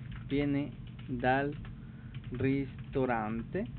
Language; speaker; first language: Italian; non-native, learner; Spanish